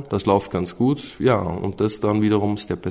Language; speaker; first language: German; native; German